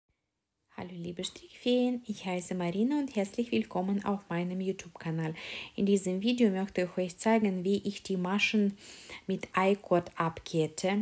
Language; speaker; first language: German; non-native, fluent; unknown